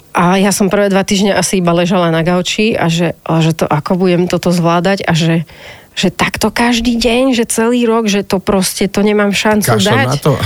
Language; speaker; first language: Slovak; native; Slovak